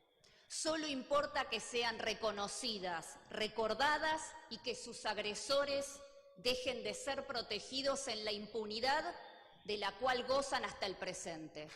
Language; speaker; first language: Spanish; native; Spanish